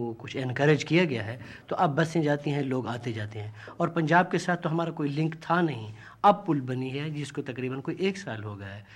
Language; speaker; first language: Urdu; non-native, local second language; Saraiki